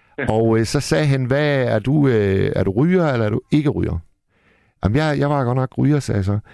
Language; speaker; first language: Danish; native; Danish